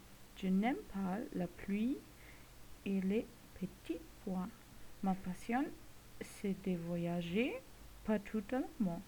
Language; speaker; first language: French; non-native, learner; German